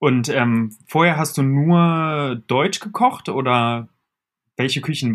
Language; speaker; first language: German; native; German